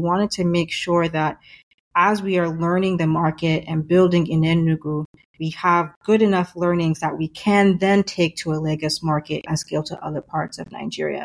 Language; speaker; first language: English; native; English